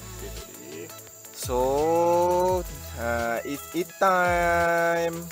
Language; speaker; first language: English; non-native, learner; Malay